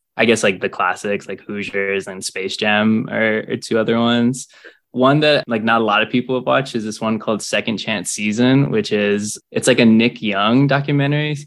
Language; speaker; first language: English; native; English